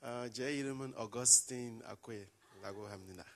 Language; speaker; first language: Korean; non-native, learner; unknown